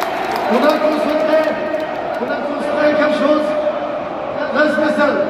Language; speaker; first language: French; non-native, fluent; Arabic